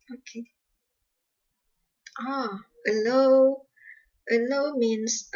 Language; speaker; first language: English; non-native, fluent; Indonesian